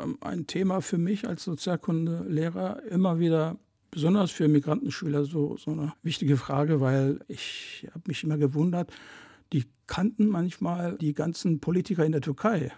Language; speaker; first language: German; early bilingual, other home language; Turkish